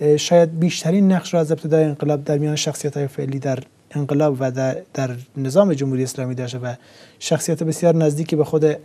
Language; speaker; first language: Persian; non-native, local second language; Central Kurdish